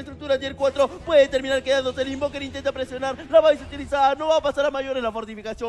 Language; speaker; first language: Spanish; native; Spanish